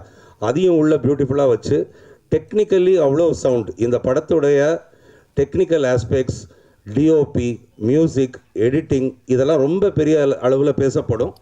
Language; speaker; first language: Tamil; native; Tamil